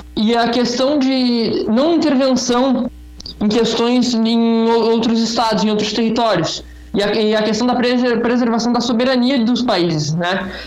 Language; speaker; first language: Portuguese; native; Portuguese